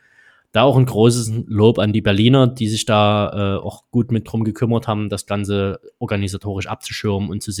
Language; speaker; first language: German; native; German